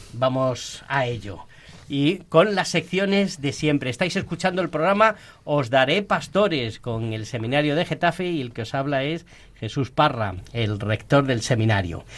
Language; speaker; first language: Spanish; native; Spanish